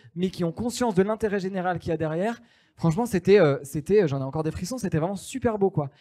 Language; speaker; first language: French; native; French